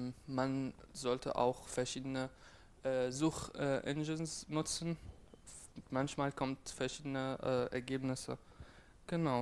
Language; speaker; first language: German; non-native, fluent; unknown